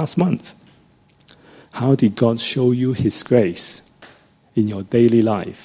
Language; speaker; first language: English; non-native, local second language; Cantonese